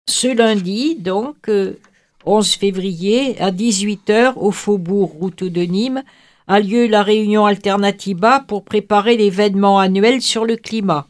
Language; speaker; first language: French; native; French